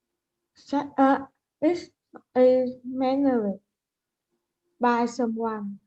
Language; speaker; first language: English; non-native, learner; Vietnamese